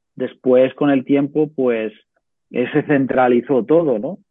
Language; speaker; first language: Spanish; native; Spanish